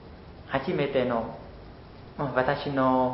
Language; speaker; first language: Japanese; non-native, learner; Khmer